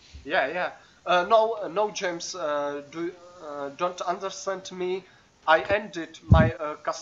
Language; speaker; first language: English; non-native, learner; Czech